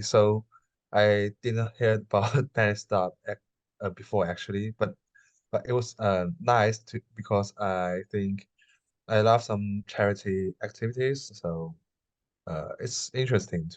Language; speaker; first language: English; non-native, learner; Chinese